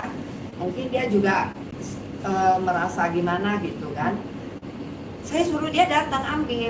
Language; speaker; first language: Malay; non-native, local second language; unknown